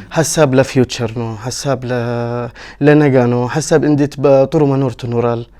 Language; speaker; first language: Amharic; non-native, learner; Arabic